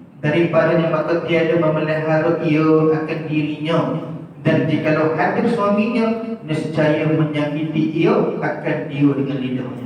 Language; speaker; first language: Malay; native; Malay